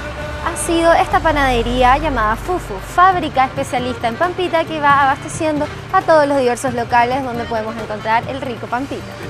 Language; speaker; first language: Spanish; native; Spanish